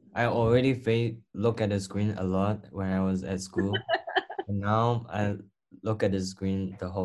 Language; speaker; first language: English; non-native, learner; Cantonese